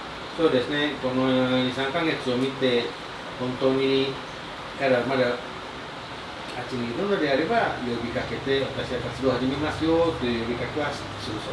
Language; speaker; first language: Japanese; non-native, fluent; Indonesian